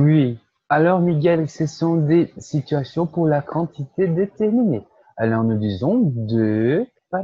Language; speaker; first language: French; non-native, fluent; Portuguese